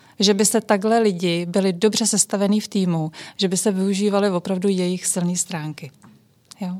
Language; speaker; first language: Czech; native; Czech